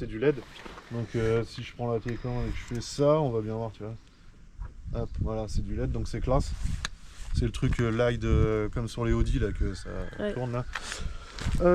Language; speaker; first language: French; native; French